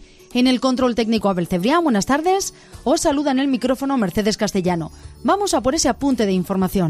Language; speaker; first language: Spanish; native; Spanish